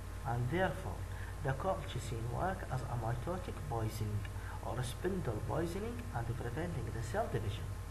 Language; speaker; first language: English; non-native, fluent; Arabic